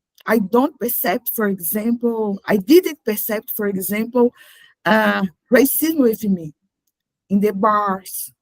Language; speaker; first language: English; non-native, learner; Portuguese